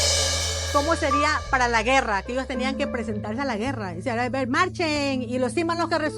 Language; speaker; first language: Spanish; native; Spanish